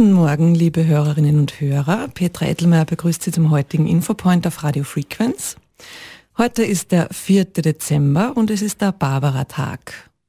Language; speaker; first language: German; native; German